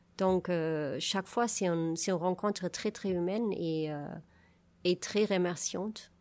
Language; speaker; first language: French; non-native, fluent; German